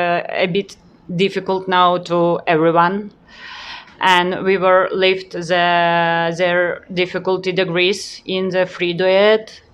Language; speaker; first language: English; non-native, learner; Ukrainian